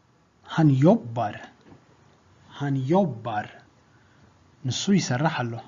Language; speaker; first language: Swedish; non-native, fluent; Tigrinya